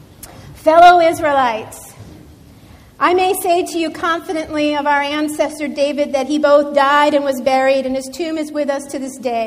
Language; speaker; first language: English; native; English